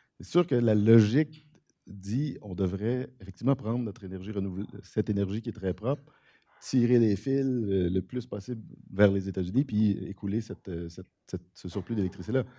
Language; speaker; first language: French; native; French